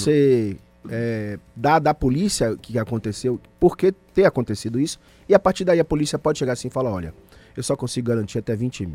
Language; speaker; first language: Portuguese; native; Portuguese